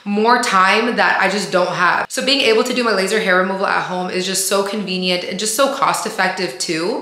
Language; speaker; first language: English; native; English